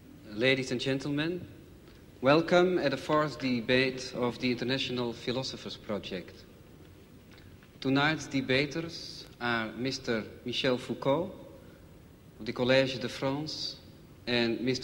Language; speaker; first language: English; non-native, fluent; Dutch